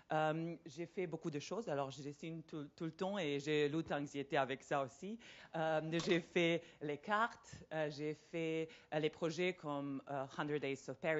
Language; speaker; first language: French; non-native, fluent; Serbian